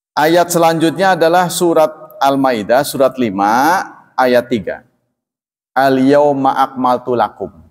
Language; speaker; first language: Indonesian; non-native, local second language; Javanese